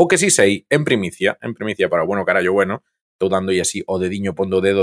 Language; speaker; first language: Spanish; non-native, local second language; Galician